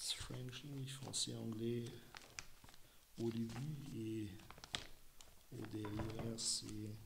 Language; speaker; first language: French; non-native, learner; German